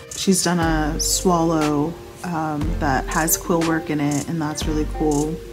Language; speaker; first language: English; native; English